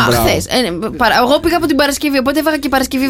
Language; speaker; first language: Greek; native; Greek